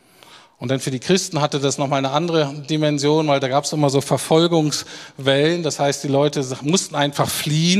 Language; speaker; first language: German; native; German